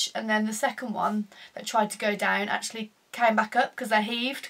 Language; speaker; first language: English; native; English